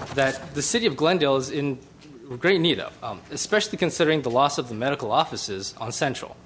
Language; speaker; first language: English; native; English